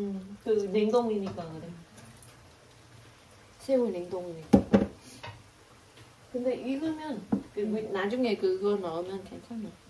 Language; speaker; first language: Korean; non-native, fluent; Vietnamese